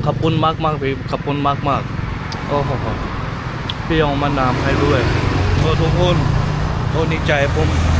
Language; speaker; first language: Thai; non-native, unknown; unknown